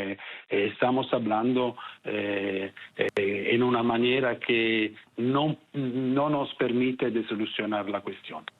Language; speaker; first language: Spanish; non-native, fluent; Italian